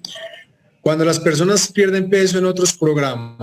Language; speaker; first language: Spanish; native; Spanish